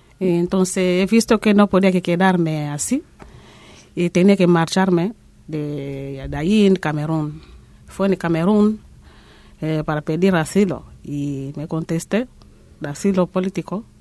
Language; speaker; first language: Spanish; non-native, learner; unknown